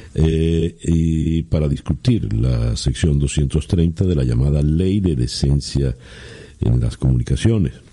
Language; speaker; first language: Spanish; native; Spanish